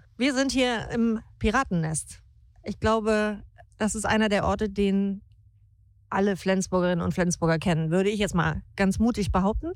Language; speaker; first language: German; native; German